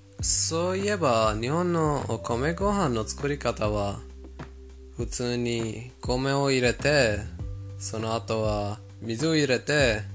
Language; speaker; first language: Japanese; non-native, fluent; Persian